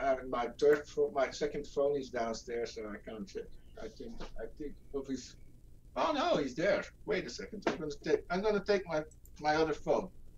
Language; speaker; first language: English; non-native, fluent; Dutch